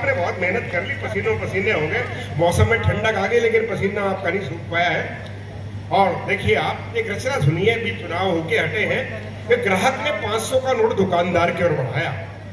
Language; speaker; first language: Hindi; non-native, local second language; Punjabi